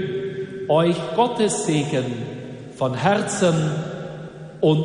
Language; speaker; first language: German; native; German